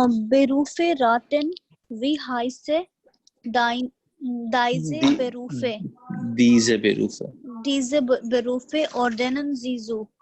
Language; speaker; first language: German; non-native, learner; Hindi